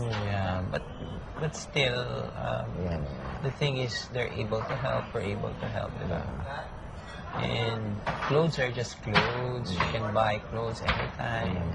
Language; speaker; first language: English; non-native, learner; Filipino